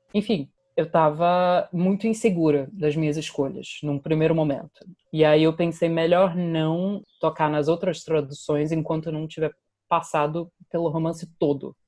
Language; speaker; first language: Portuguese; non-native, fluent; English